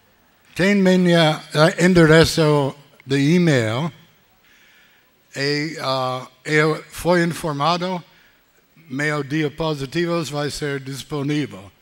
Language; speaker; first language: Portuguese; non-native, learner; English